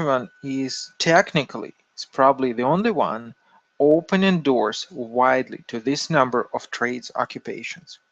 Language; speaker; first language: English; non-native, fluent; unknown